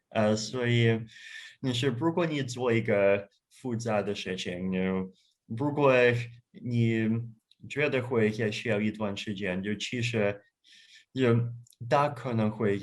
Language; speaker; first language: Chinese; non-native, fluent; Russian